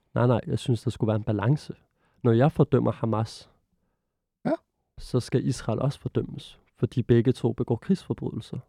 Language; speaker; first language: Danish; early bilingual, other home language; Arabic